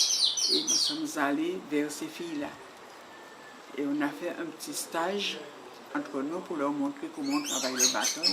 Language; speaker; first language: French; non-native, local second language; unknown